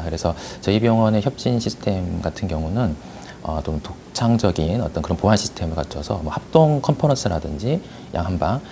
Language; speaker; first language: Korean; native; Korean